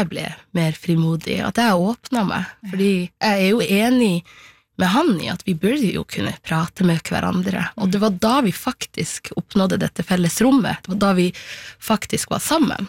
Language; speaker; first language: Norwegian; non-native, local second language; Somali